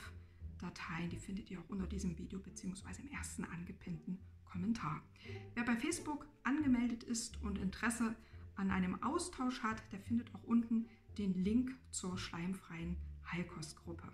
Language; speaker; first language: German; native; German